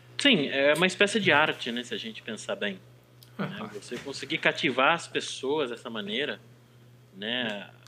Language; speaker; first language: Portuguese; native; Portuguese